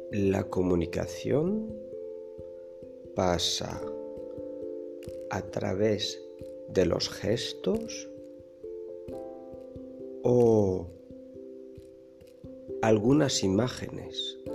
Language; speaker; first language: Spanish; non-native, fluent; French